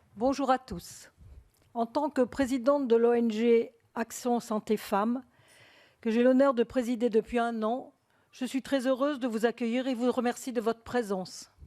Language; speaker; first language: French; native; French